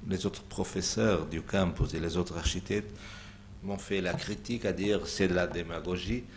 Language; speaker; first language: French; non-native, fluent; Portuguese